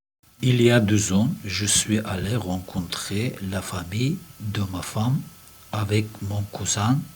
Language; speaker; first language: French; non-native, learner; Russian